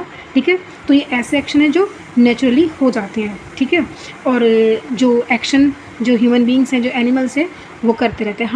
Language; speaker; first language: Hindi; native; Hindi